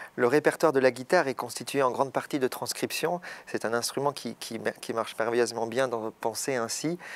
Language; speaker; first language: French; native; French